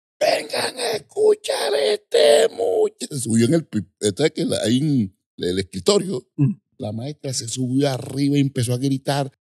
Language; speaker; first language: Spanish; native; Spanish